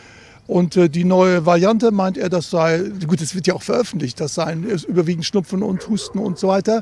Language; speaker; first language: German; native; German